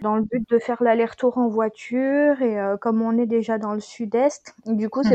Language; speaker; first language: French; native; French